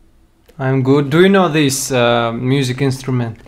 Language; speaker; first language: English; non-native, learner; Russian